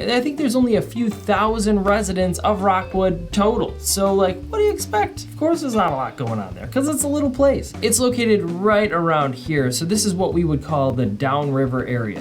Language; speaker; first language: English; native; English